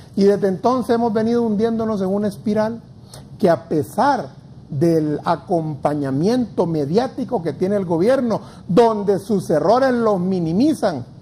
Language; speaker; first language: Spanish; native; Spanish